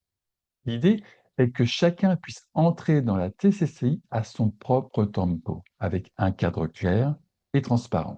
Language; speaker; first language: French; native; French